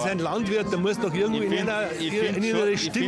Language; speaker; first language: German; native; German